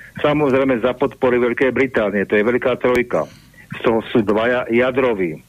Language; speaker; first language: Slovak; native; Slovak